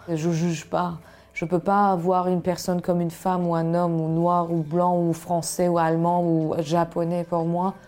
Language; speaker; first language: French; non-native, fluent; Persian